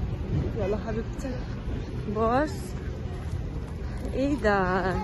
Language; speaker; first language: Arabic; non-native, learner; Russian